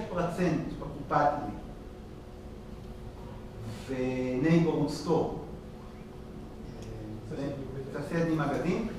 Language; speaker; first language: Russian; non-native, learner; Hebrew